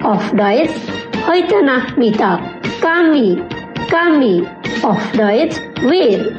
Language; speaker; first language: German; non-native, fluent; Indonesian